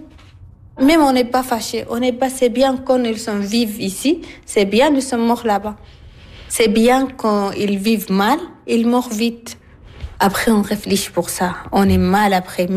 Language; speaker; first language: French; non-native, learner; Arabic